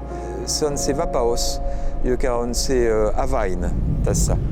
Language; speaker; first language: Finnish; non-native, fluent; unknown